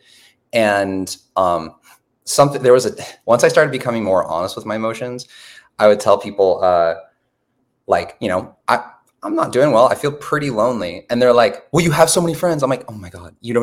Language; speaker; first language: English; native; English